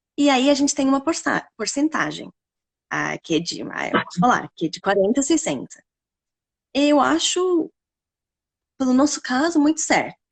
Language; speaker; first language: Portuguese; non-native, fluent; English